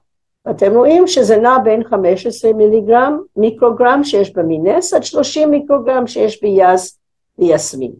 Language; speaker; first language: Hebrew; non-native, fluent; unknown